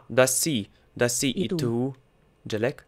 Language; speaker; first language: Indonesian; non-native, learner; Russian